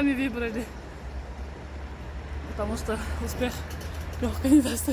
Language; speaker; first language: Russian; non-native, local second language; Tajik